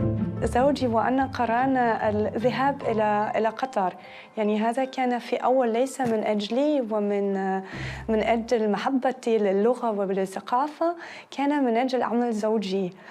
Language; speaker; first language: Arabic; non-native, fluent; German